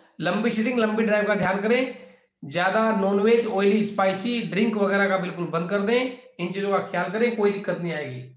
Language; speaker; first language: Hindi; native; Hindi